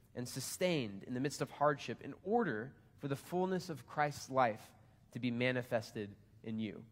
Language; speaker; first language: English; native; English